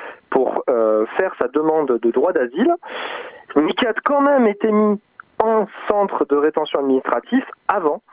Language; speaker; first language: French; native; French